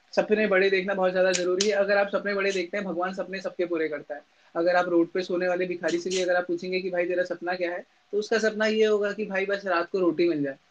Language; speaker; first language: Hindi; native; Hindi